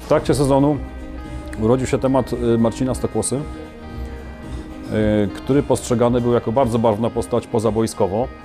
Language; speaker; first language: Polish; native; Polish